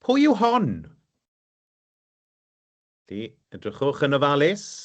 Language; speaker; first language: Welsh; native; Welsh